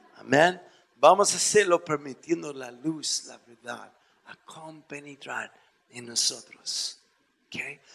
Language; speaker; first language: Spanish; non-native, fluent; English